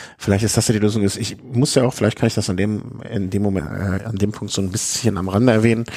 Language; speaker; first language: German; native; German